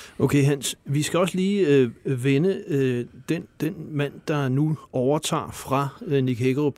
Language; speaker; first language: Danish; native; Danish